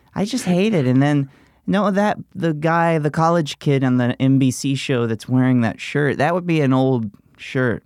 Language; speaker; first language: English; native; English